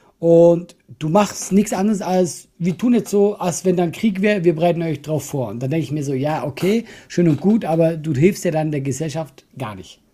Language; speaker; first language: German; non-native, fluent; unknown